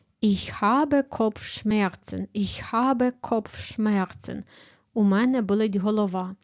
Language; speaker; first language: German; non-native, fluent; Ukrainian